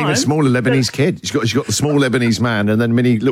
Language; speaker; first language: English; native; English